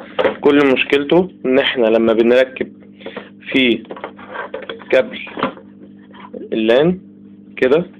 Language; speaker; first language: Arabic; native; Arabic